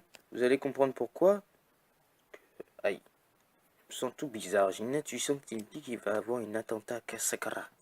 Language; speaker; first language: French; native; French